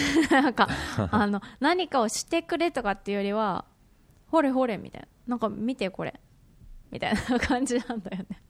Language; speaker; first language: Japanese; native; Japanese